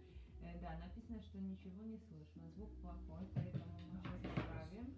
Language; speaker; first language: Russian; non-native, fluent; Polish